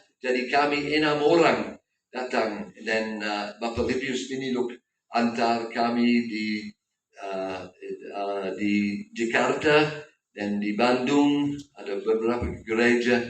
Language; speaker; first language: Indonesian; non-native, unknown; English